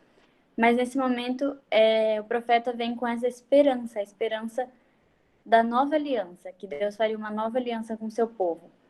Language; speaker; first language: Portuguese; native; Portuguese